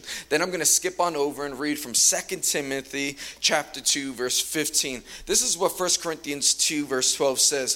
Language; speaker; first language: English; native; English